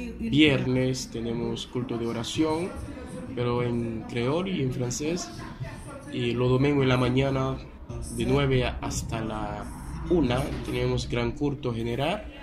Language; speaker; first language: Spanish; non-native, fluent; Haitian Creole